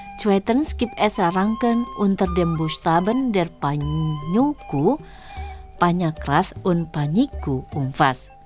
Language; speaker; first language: German; non-native, fluent; Indonesian